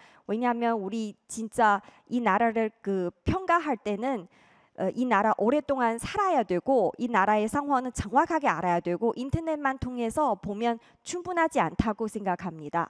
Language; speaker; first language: Korean; non-native, fluent; Chinese